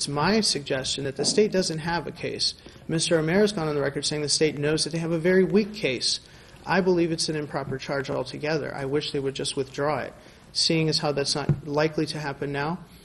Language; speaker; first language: English; early bilingual, other home language; Spanish